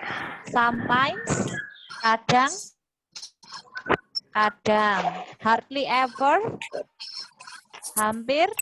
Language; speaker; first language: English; non-native, fluent; Indonesian